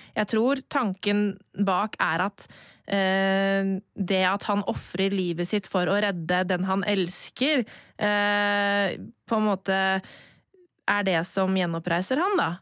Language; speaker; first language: Norwegian; native; Norwegian